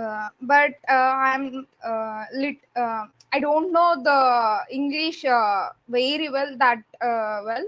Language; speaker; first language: English; non-native, learner; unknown